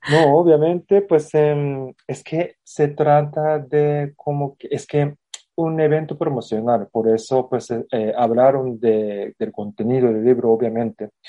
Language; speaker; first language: Spanish; non-native, fluent; Japanese